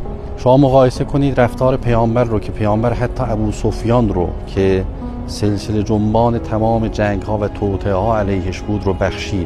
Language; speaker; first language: Persian; native; Persian